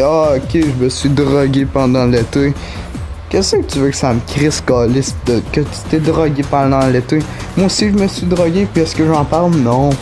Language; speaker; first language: French; native; French